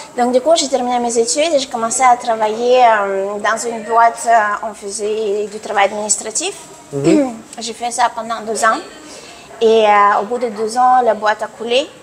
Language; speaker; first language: French; non-native, fluent; Russian